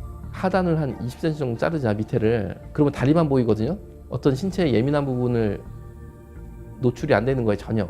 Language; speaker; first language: Korean; native; Korean